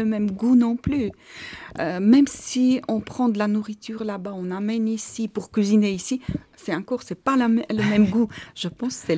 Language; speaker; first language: French; non-native, fluent; Armenian